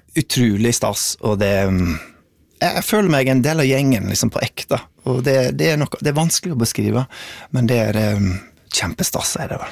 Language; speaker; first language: Norwegian; non-native, fluent; English